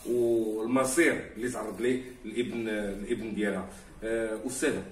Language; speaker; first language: Arabic; native; Arabic